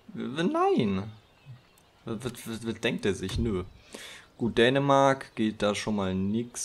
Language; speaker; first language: German; native; German